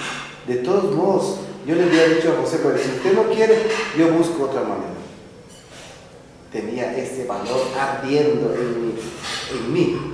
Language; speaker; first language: Spanish; non-native, local second language; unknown